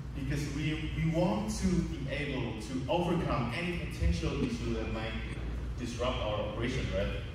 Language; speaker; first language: English; non-native, fluent; Indonesian